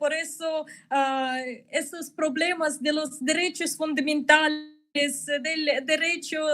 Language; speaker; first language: Spanish; non-native, fluent; Russian